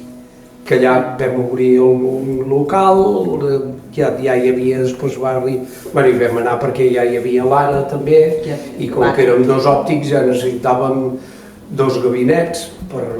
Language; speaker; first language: Catalan; native; Catalan